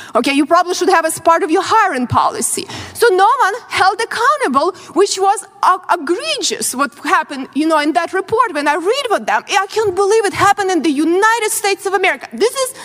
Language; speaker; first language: English; non-native, fluent; Ukrainian